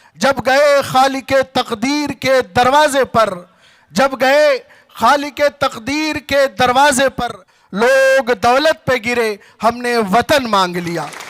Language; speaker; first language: Urdu; native; Urdu